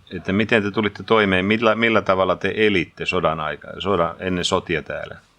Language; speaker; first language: Finnish; native; Finnish